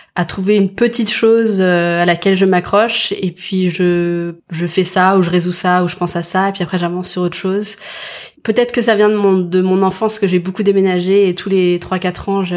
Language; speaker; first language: French; early bilingual, other home language; English